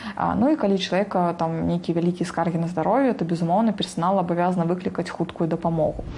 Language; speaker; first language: Belarusian; non-native, local second language; Russian